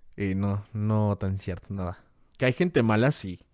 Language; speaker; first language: Spanish; native; Spanish